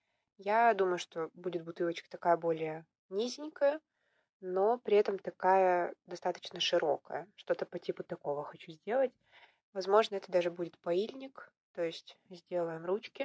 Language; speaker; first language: Russian; native; Russian